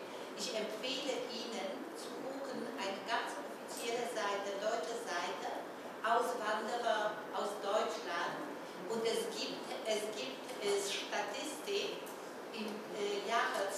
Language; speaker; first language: German; non-native, fluent; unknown